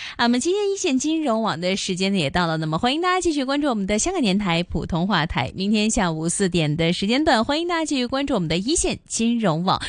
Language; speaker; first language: Chinese; non-native, local second language; Cantonese